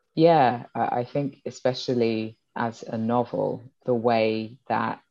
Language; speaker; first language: English; early bilingual, other home language; Yoruba